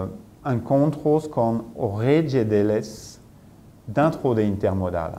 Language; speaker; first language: Portuguese; non-native, fluent; French